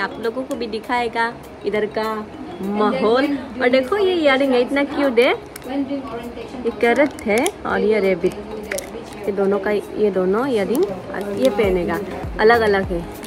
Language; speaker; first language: Hindi; non-native, local second language; Assamese